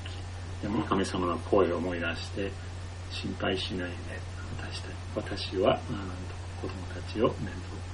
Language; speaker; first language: Japanese; non-native, fluent; English